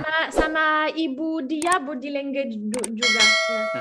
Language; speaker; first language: Indonesian; non-native, learner; French